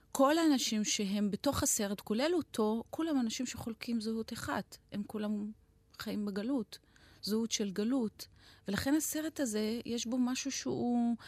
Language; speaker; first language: Hebrew; non-native, local second language; Arabic